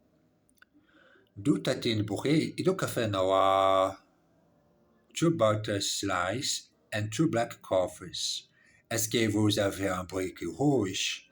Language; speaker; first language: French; non-native, learner; English